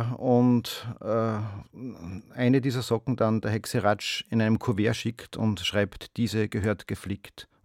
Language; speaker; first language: German; native; German